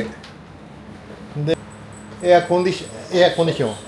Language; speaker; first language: English; non-native, learner; Japanese